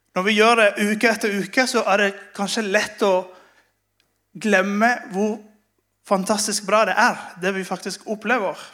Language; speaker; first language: Norwegian; non-native, fluent; Spanish